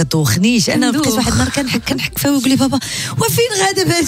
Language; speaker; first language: Arabic; native; Arabic